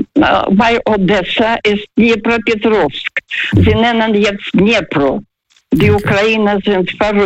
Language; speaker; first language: German; non-native, fluent; Russian